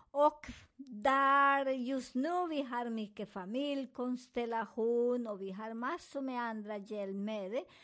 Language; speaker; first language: Swedish; non-native, learner; Spanish